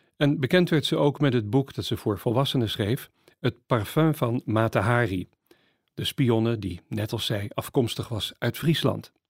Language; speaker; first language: Dutch; native; Dutch